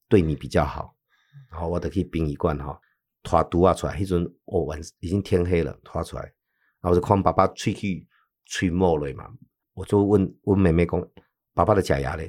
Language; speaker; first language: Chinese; native; Chinese